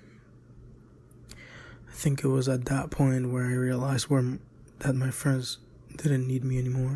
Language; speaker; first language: English; native; English